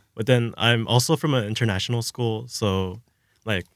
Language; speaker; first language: English; early bilingual, other home language; Korean